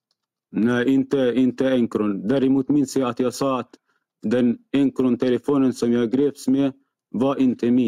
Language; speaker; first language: Swedish; non-native, fluent; Arabic